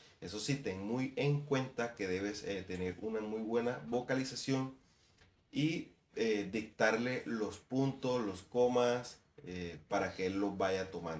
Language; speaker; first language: Spanish; native; Spanish